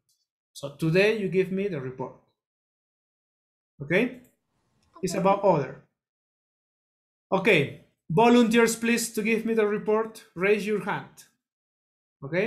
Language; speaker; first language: English; non-native, learner; Spanish